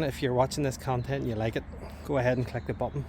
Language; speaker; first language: English; native; English